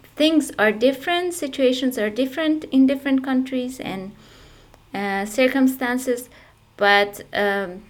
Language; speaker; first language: English; non-native, fluent; Persian